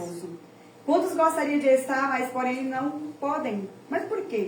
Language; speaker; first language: Portuguese; native; Portuguese